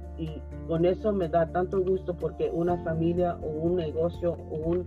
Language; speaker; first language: Spanish; early bilingual, heritage; Spanish